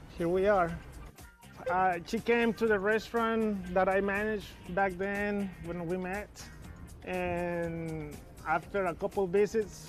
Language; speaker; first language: English; non-native, fluent; Spanish